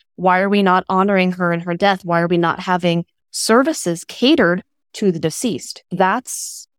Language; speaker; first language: English; native; English